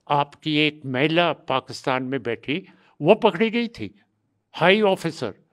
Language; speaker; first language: Hindi; non-native, local second language; Punjabi